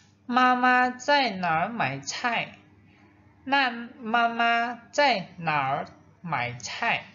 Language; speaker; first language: Chinese; non-native, fluent; Indonesian